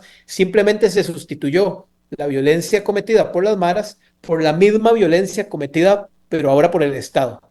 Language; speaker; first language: Spanish; native; Spanish